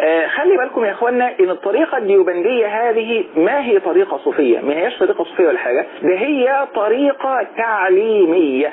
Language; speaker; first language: Arabic; native; Arabic